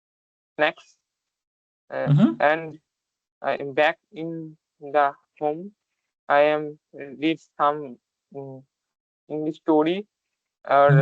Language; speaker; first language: English; non-native, learner; Bangla